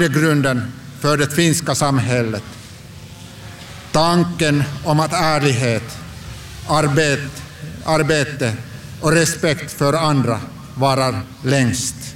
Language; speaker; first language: Swedish; non-native, local second language; Finnish